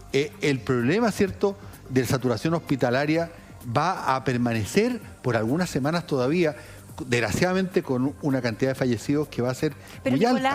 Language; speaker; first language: Spanish; native; Spanish